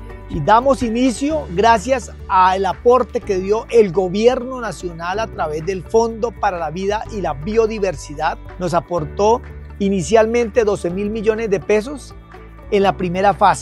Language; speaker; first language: Spanish; native; Spanish